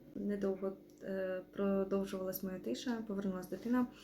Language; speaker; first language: Ukrainian; non-native, local second language; Russian